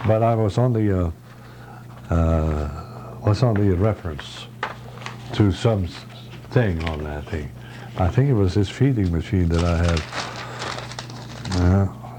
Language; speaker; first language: English; non-native, fluent; Swedish